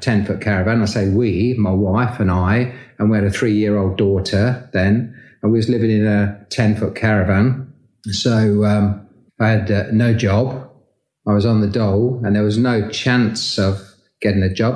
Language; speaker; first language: English; native; English